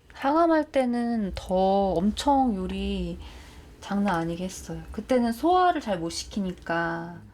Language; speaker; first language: Korean; native; Korean